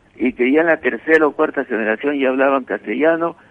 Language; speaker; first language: Spanish; native; Spanish